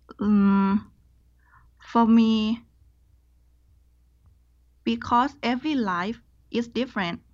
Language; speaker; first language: English; non-native, learner; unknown